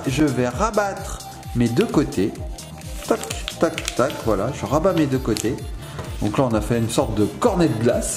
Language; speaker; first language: French; native; French